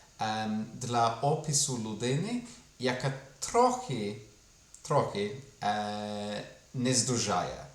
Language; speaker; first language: Ukrainian; non-native, fluent; English